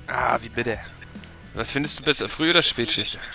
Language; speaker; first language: German; native; German